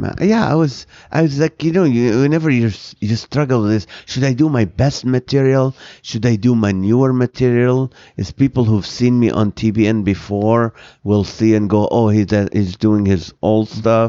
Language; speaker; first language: English; non-native, fluent; Arabic